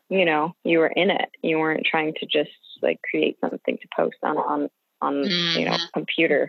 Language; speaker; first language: English; native; English